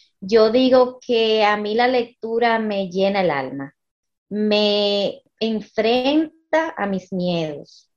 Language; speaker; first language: Spanish; early bilingual, heritage; Spanish